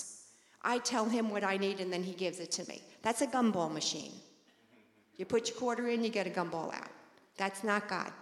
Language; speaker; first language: English; native; English